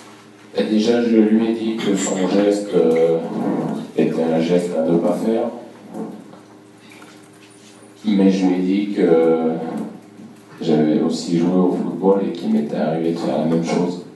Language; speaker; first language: French; native; French